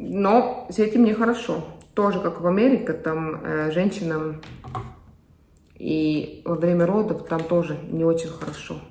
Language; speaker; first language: Russian; non-native, fluent; Estonian